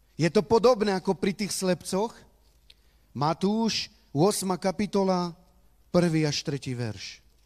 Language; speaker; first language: Slovak; non-native, local second language; Romany